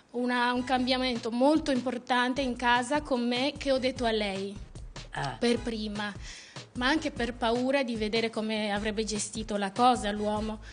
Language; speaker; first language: Italian; non-native, fluent; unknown